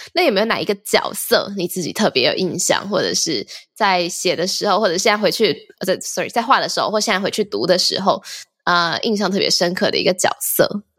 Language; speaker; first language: Chinese; native; Chinese